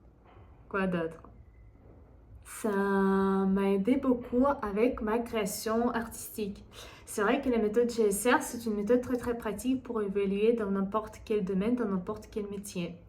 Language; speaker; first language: French; non-native, fluent; Russian